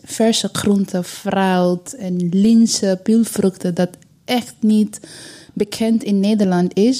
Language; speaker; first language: Dutch; non-native, learner; Bangla